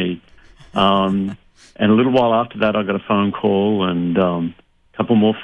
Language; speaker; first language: English; native; English